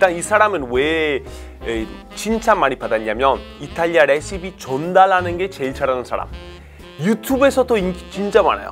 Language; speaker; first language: Korean; non-native, fluent; Italian